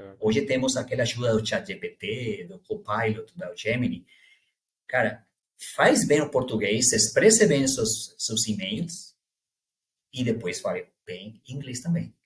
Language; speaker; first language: Portuguese; non-native, fluent; Spanish